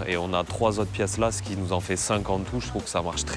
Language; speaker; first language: French; native; French